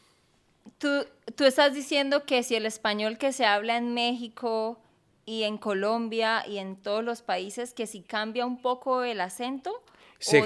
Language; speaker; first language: Spanish; native; Spanish